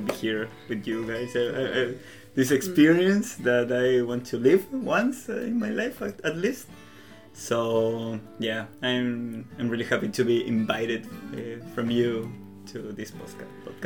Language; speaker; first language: English; non-native, learner; Spanish